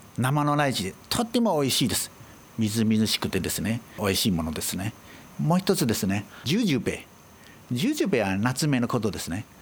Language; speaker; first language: Japanese; non-native, fluent; Chinese